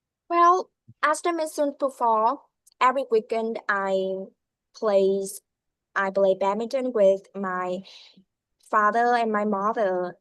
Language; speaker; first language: English; non-native, learner; Vietnamese